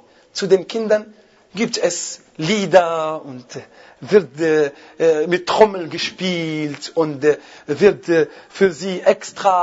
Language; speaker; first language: German; non-native, fluent; Arabic